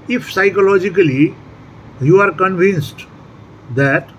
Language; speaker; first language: English; non-native, local second language; Nepali